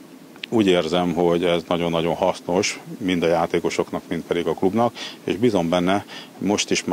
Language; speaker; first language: Hungarian; native; Hungarian